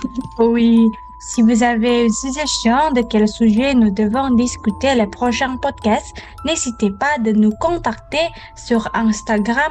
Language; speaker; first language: French; non-native, learner; Indonesian